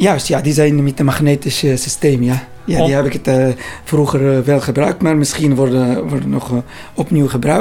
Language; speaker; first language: Dutch; non-native, learner; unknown